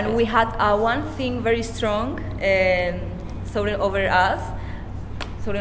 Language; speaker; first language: English; non-native, learner; Spanish